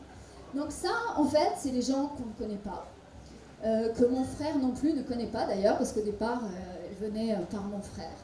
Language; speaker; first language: French; native; French